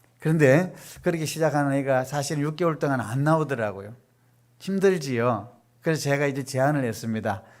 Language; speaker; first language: Korean; native; Korean